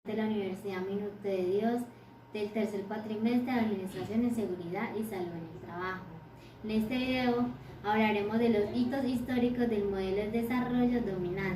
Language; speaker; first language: Spanish; native; Spanish